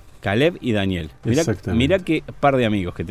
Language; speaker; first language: Spanish; native; Spanish